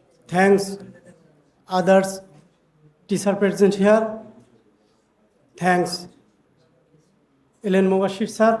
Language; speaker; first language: English; non-native, learner; Bangla